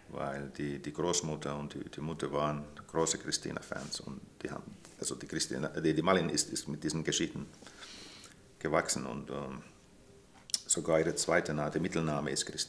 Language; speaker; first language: German; non-native, fluent; Finnish